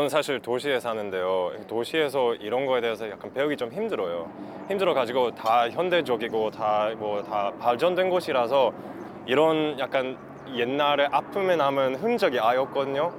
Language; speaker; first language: Korean; non-native, fluent; English